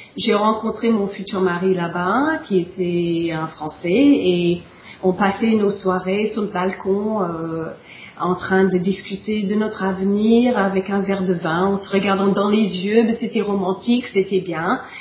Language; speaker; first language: French; non-native, fluent; English